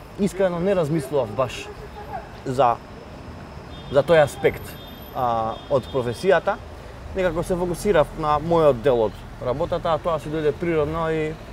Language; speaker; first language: Macedonian; non-native, local second language; Albanian